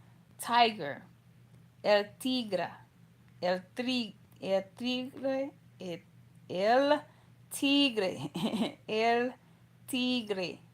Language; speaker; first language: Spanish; non-native, learner; English